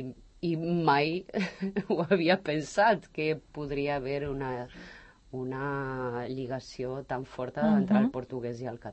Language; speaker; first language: Catalan; non-native, fluent; Portuguese